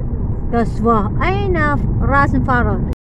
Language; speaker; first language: German; non-native, learner; Filipino